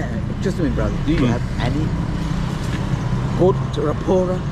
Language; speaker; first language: English; non-native, learner; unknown